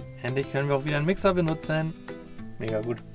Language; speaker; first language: German; native; German